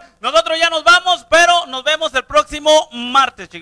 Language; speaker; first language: Spanish; native; Spanish